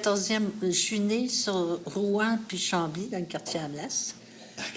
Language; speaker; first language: French; native; French